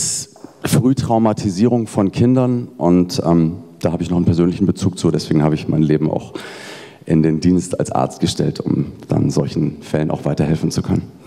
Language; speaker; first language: German; native; German